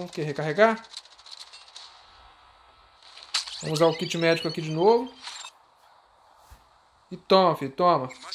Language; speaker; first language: Portuguese; native; Portuguese